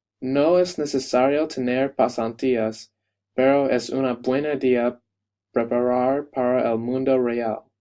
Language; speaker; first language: Spanish; non-native, learner; English